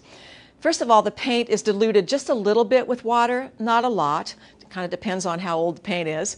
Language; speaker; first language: English; native; English